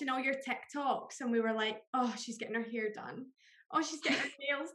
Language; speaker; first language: English; native; English